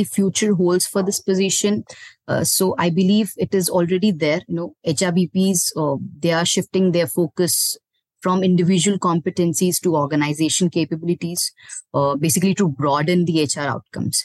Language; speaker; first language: English; non-native, local second language; Hindi